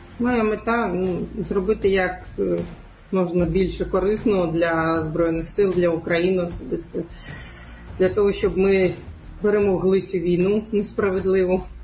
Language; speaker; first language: Ukrainian; non-native, local second language; Crimean Tatar